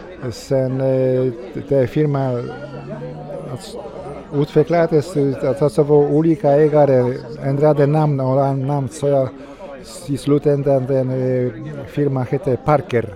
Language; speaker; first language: Swedish; non-native, fluent; Polish